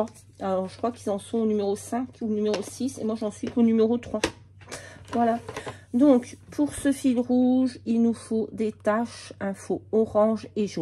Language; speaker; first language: French; native; French